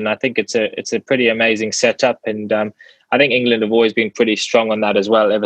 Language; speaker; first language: English; native; English